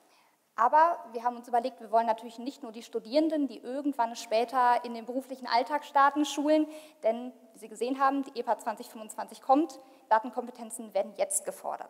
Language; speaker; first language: German; native; German